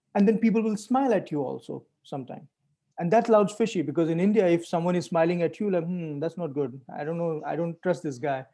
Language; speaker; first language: English; non-native, local second language; Hindi